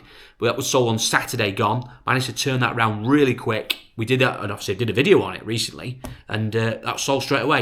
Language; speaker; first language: English; native; English